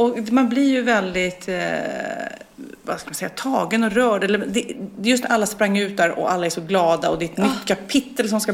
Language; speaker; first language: Swedish; native; Swedish